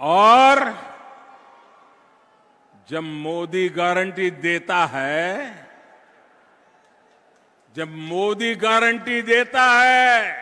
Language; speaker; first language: Hindi; non-native, local second language; Gujarati